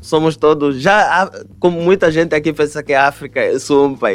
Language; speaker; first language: Portuguese; non-native, fluent; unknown